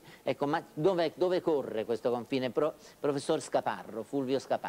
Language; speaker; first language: Italian; native; Italian